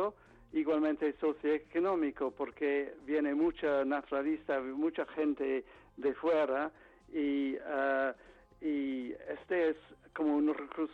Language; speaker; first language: Spanish; non-native, fluent; English